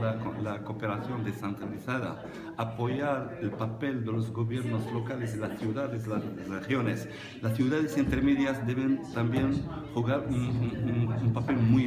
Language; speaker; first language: Spanish; non-native, fluent; Arabic